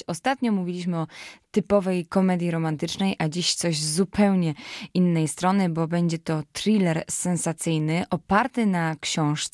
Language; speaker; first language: Polish; native; Polish